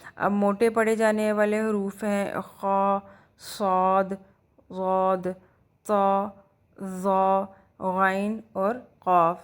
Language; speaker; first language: Urdu; native; Urdu